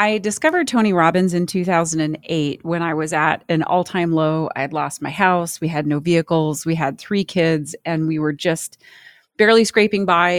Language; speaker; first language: English; native; English